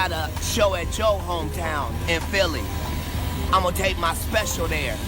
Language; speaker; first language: English; native; English